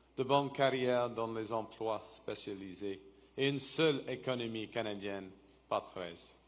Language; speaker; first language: French; non-native, local second language; English